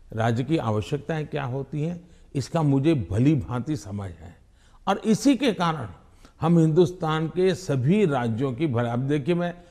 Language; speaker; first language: Hindi; non-native, local second language; Gujarati